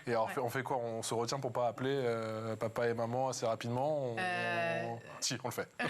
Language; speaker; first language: French; native; French